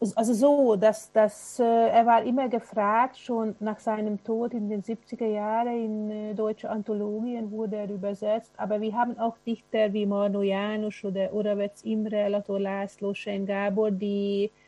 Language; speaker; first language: German; non-native, fluent; Hungarian